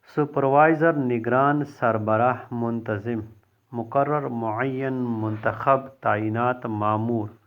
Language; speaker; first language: Urdu; non-native, local second language; Pashto